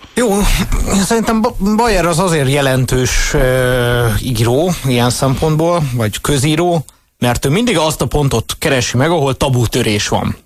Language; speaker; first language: Hungarian; native; Hungarian